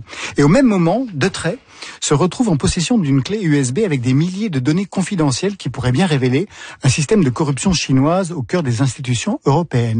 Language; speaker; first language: French; native; French